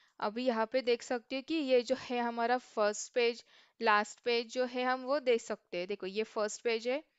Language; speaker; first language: Hindi; non-native, local second language; Marathi